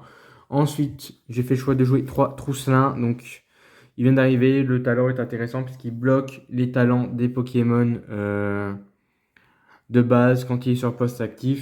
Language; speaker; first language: French; native; French